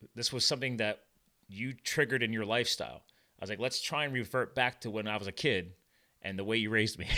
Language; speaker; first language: English; native; English